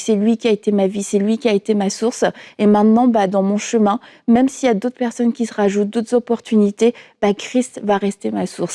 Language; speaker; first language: French; native; French